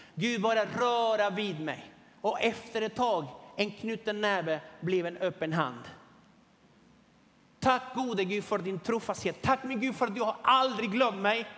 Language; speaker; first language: Swedish; non-native, fluent; Spanish